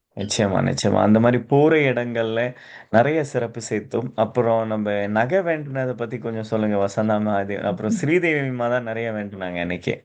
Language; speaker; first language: Tamil; native; Tamil